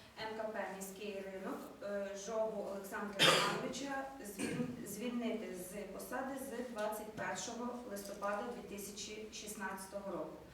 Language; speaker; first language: Ukrainian; native; Ukrainian